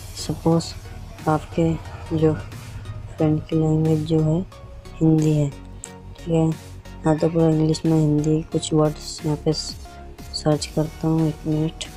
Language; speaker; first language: Hindi; native; Hindi